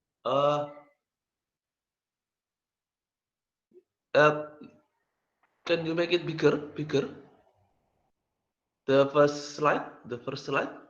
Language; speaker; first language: English; non-native, learner; Indonesian